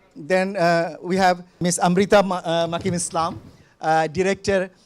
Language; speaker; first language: English; non-native, local second language; Bangla